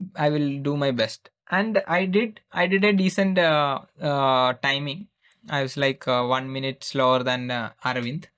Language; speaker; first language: English; non-native, local second language; Malayalam